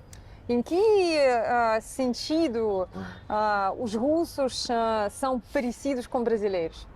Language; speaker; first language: Portuguese; non-native, fluent; Russian